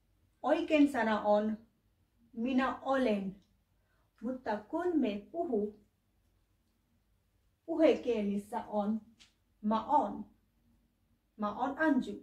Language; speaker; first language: Finnish; non-native, learner; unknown